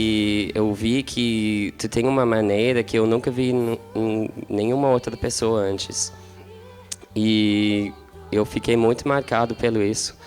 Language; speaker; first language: Portuguese; non-native, learner; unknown